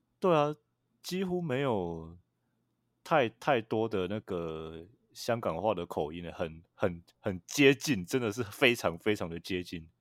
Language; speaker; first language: Chinese; native; Chinese